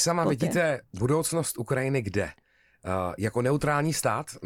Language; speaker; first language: Czech; native; Czech